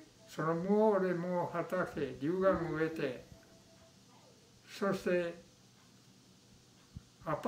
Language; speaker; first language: Japanese; non-native, local second language; Min Nan Chinese